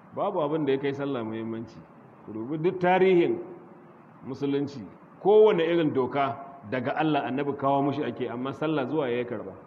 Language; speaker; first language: Hausa; non-native, local second language; Kanuri